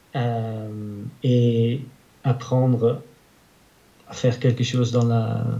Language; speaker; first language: French; non-native, learner; Dutch